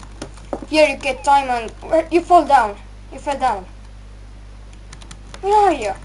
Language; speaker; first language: English; non-native, learner; Estonian